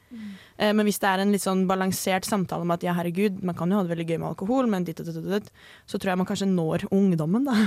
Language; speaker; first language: Norwegian; native; Norwegian